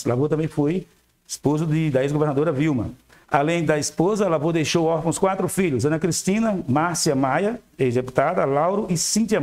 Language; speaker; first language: Portuguese; native; Portuguese